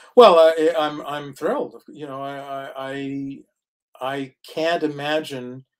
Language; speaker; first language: English; native; English